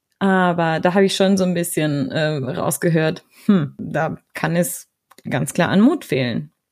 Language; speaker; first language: German; early bilingual, other home language; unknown